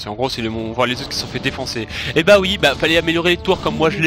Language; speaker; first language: French; native; French